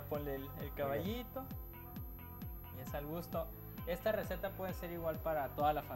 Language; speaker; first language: Spanish; native; Spanish